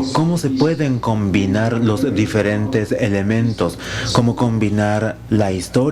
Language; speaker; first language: Spanish; non-native, fluent; Finnish